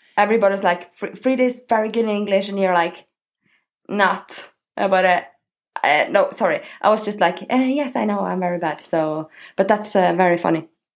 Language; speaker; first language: English; non-native, learner; Norwegian